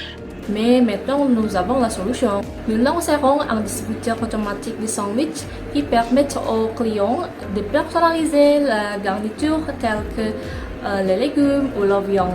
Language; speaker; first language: French; non-native, learner; Indonesian